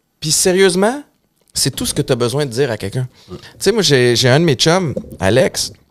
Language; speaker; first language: French; native; French